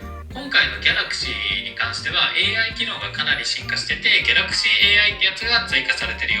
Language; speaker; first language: Japanese; native; Japanese